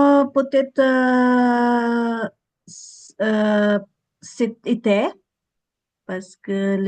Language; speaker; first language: French; non-native, learner; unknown